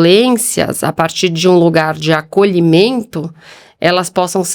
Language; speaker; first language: Portuguese; native; Portuguese